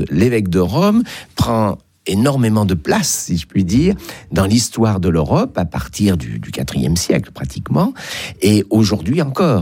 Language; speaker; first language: French; native; French